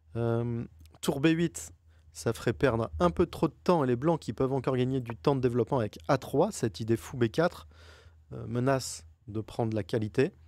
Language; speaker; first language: French; native; French